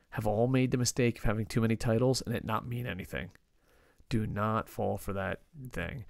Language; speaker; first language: English; native; English